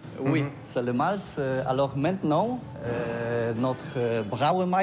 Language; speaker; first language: French; non-native, learner; Polish